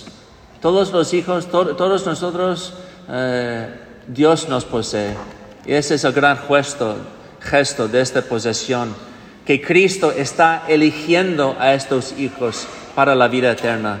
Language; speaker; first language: Spanish; non-native, fluent; English